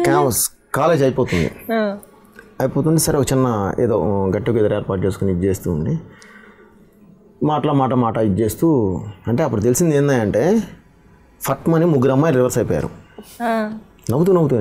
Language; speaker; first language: Telugu; native; Telugu